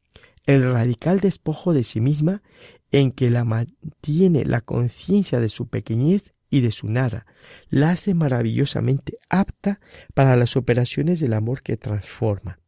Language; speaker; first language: Spanish; native; Spanish